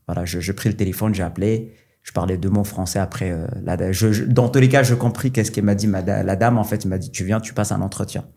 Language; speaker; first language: French; non-native, local second language; Arabic